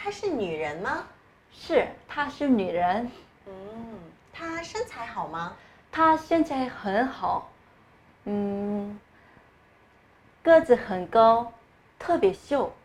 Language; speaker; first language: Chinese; non-native, learner; Korean